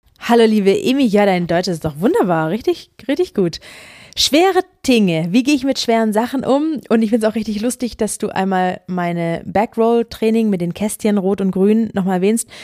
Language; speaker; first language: German; native; German